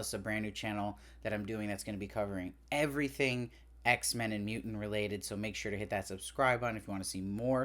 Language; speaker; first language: English; native; English